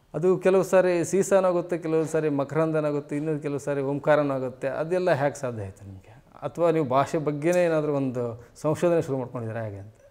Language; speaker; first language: Kannada; native; Kannada